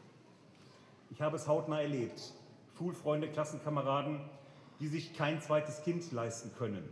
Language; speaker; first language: German; native; German